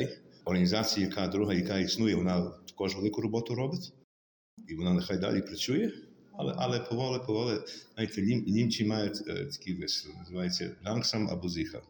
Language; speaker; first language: Ukrainian; early bilingual, heritage; Ukrainian